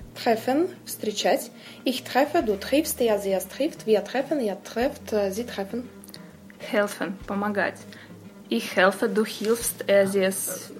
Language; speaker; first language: German; non-native, learner; Russian